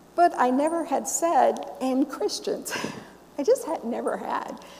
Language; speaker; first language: English; native; English